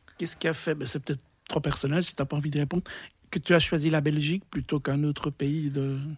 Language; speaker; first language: French; native; French